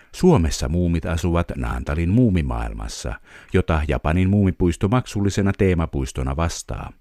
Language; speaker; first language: Finnish; native; Finnish